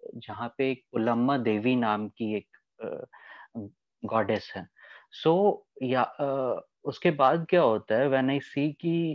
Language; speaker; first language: Hindi; native; Hindi